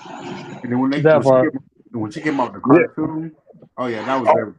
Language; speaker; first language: English; native; English